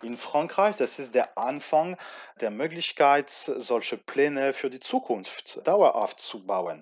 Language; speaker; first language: German; non-native, fluent; French